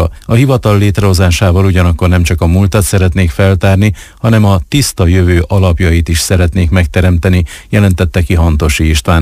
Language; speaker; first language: Hungarian; native; Hungarian